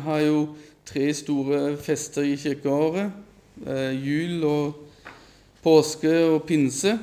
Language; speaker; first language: Norwegian; non-native, fluent; German